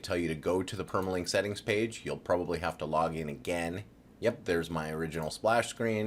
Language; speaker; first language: English; native; English